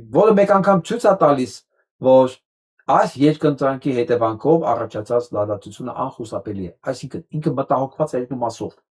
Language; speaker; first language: Armenian; native; Armenian